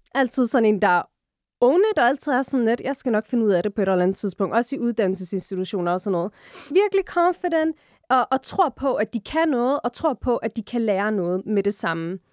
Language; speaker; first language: Danish; early bilingual, other home language; Arabic